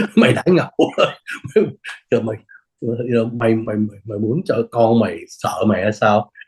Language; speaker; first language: Vietnamese; early bilingual, other home language; English